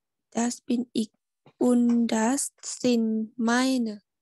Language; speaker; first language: German; non-native, learner; Thai